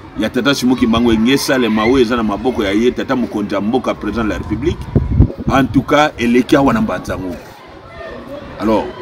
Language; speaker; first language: Lingala; non-native, local second language; Kongo